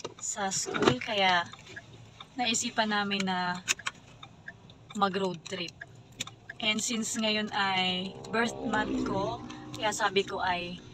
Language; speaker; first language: Filipino; native; Filipino